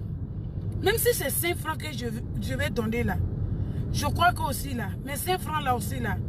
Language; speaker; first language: French; non-native, local second language; Dyula